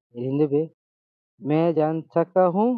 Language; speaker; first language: Hindi; non-native, learner; Bangla